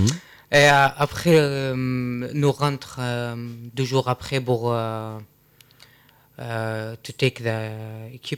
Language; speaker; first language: French; non-native, learner; Arabic